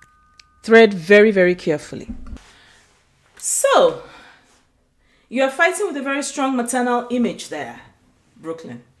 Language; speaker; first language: English; non-native, local second language; Igbo